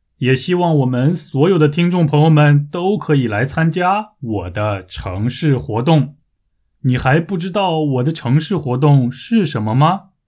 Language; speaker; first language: Chinese; native; Chinese